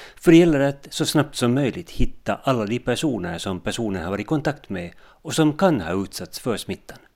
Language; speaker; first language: Swedish; native; Swedish